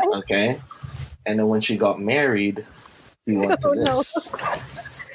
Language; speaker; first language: English; early bilingual, other home language; Filipino